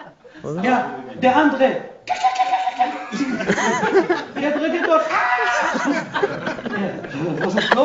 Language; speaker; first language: German; non-native, fluent; Arabic